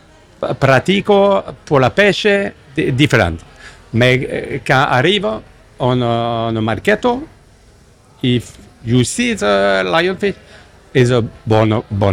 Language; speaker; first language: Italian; non-native, learner; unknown